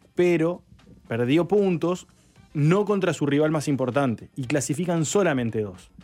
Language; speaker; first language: Spanish; native; Spanish